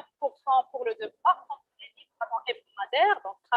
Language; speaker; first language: French; non-native, local second language; Arabic